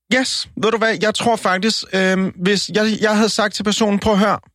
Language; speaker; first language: Danish; non-native, fluent; Spanish